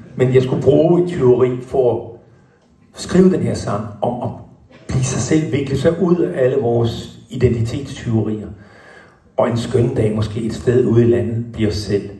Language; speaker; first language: Danish; native; Danish